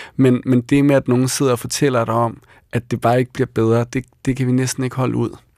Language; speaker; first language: Danish; native; Danish